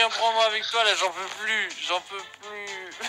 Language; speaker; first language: French; native; French